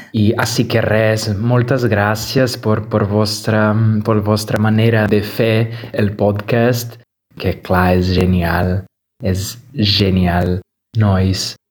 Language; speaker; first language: Catalan; non-native, learner; Portuguese